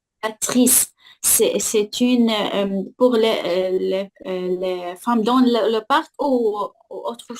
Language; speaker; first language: French; non-native, learner; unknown